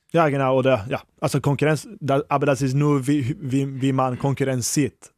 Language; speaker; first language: German; non-native, learner; Swedish